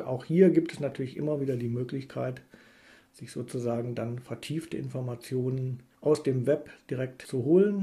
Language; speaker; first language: German; native; German